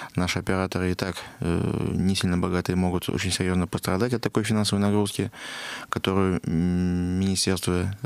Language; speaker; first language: Russian; native; Russian